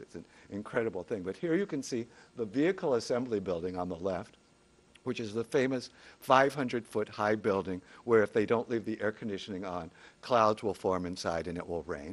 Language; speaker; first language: English; native; English